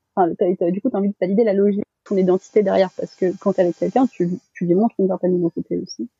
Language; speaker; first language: French; early bilingual, other home language; Malagasy